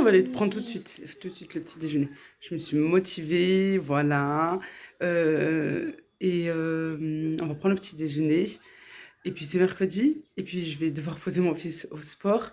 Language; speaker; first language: French; native; French